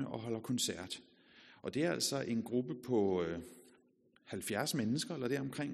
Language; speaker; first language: Danish; native; Danish